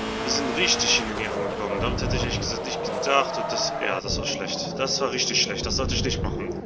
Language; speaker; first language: German; native; German